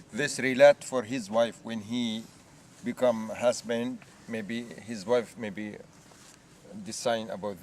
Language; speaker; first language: English; non-native, learner; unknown